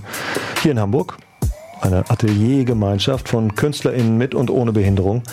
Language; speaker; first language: German; native; German